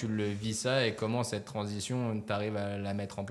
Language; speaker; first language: French; native; French